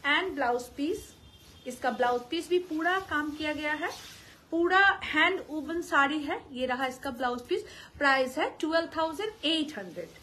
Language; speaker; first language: Hindi; non-native, local second language; Bangla